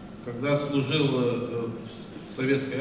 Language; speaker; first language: Russian; non-native, local second language; Lithuanian